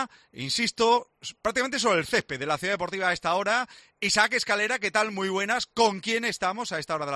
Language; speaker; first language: Spanish; native; Spanish